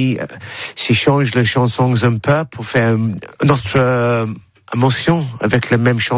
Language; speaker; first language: French; non-native, learner; English